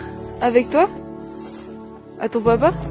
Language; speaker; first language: French; native; French